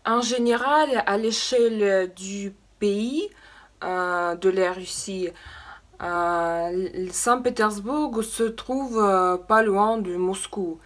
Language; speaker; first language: French; non-native, fluent; Russian